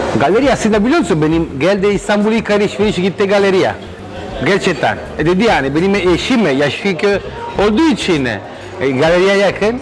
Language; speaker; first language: Turkish; non-native, learner; Italian